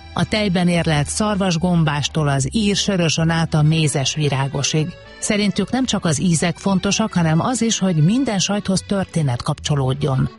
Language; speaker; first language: Hungarian; native; Hungarian